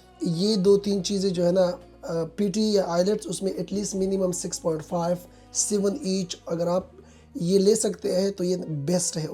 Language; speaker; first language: Urdu; non-native, local second language; Pashto